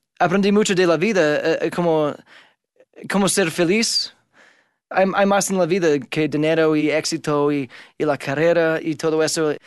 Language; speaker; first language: Spanish; non-native, fluent; English